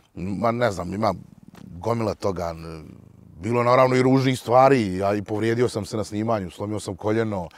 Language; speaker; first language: Serbian; native; Serbian